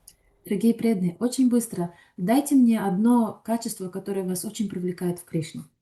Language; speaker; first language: Russian; native; Russian